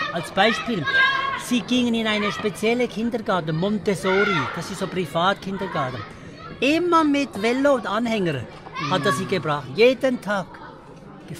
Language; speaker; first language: German; early bilingual, other home language; Tibetan